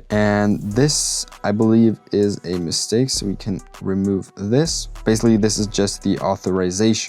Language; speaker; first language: English; non-native, fluent; German